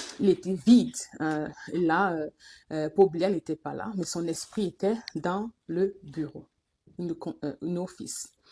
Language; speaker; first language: French; non-native, local second language; Duala